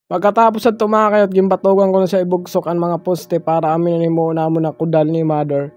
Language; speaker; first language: Filipino; non-native, local second language; Masbatenyo